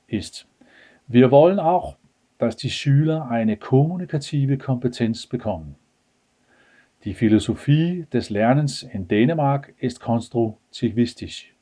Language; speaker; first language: German; non-native, fluent; Danish